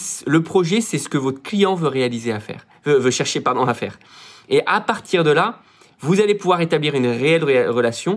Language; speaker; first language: French; native; French